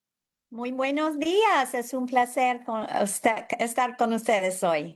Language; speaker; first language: Spanish; non-native, fluent; English